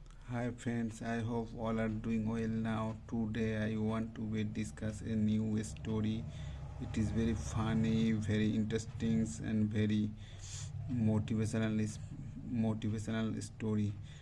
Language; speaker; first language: English; non-native, learner; Bangla